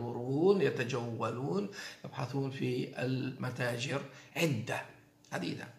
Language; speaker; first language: Arabic; non-native, fluent; Turkish